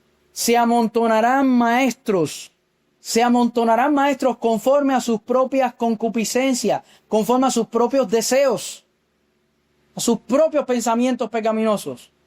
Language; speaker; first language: Spanish; native; Spanish